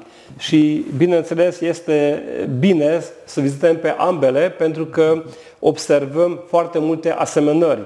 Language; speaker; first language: Romanian; non-native, local second language; Hungarian